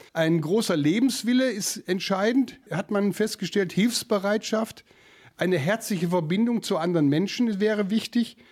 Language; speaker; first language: German; native; German